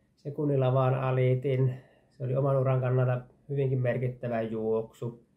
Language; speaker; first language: Finnish; native; Finnish